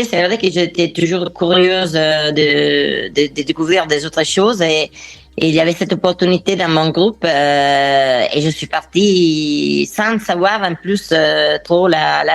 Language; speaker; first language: French; non-native, fluent; Italian